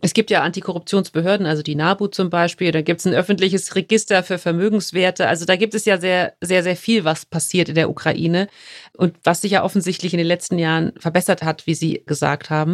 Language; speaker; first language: German; native; German